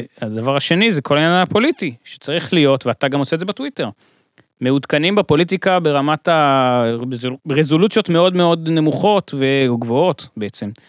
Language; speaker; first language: Hebrew; native; Hebrew